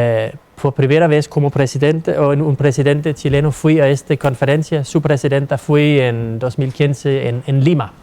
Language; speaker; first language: Spanish; non-native, fluent; Danish